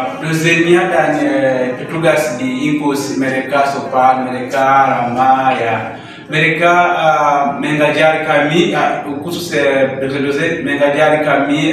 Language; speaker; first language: Indonesian; non-native, learner; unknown